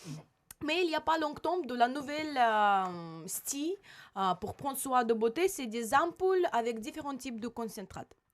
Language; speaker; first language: French; non-native, learner; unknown